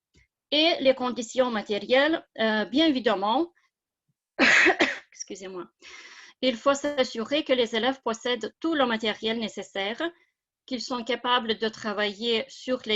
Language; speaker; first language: French; non-native, fluent; Lithuanian